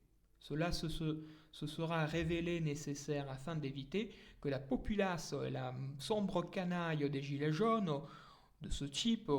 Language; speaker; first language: French; native; French